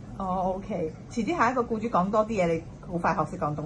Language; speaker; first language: Cantonese; native; Cantonese